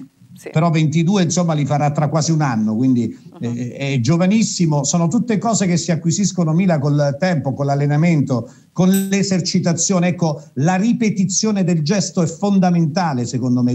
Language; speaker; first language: Italian; native; Italian